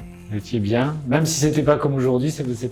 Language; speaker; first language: French; native; French